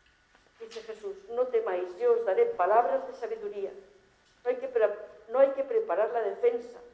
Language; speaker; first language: Spanish; native; Spanish